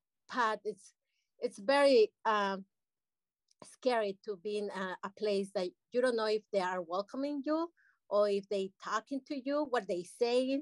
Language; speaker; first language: English; non-native, learner; Spanish